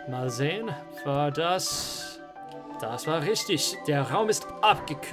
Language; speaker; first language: German; non-native, learner; English